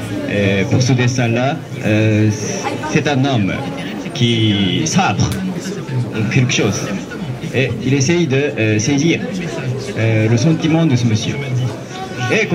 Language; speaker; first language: French; non-native, fluent; Japanese